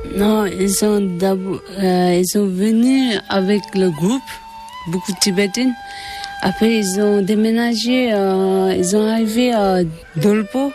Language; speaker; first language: French; non-native, learner; Tibetan